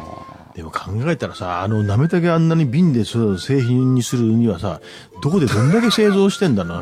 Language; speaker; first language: Japanese; native; Japanese